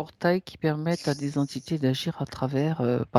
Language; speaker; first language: French; native; French